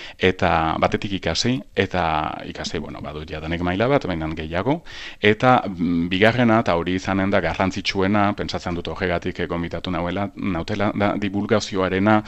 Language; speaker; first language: Basque; native; Basque